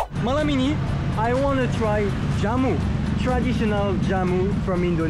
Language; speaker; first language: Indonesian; non-native, fluent; French